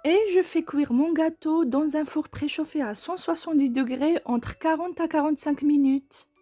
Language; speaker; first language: French; non-native, local second language; Arabic